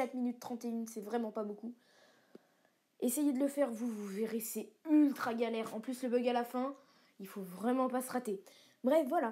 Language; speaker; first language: French; native; French